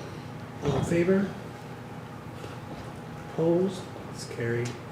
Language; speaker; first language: English; native; English